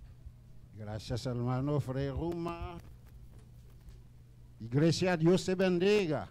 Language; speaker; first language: Spanish; non-native, learner; Haitian Creole